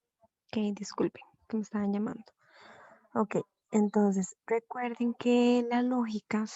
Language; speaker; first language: Spanish; native; Spanish